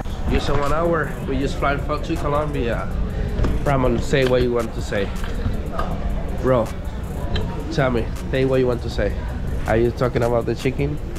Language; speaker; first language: English; non-native, fluent; Spanish